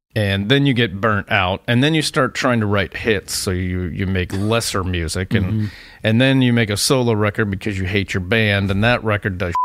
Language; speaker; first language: English; native; English